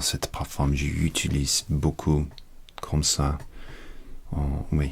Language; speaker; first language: French; non-native, learner; English